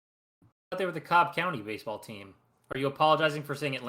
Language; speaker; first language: English; native; English